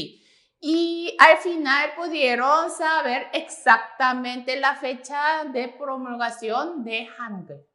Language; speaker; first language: Spanish; non-native, fluent; Korean